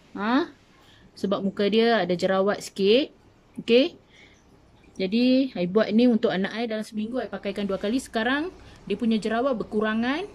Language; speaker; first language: Malay; non-native, local second language; Tamil